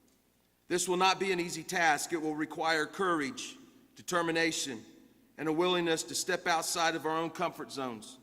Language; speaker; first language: English; native; English